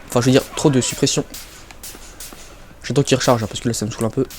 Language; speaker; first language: French; native; French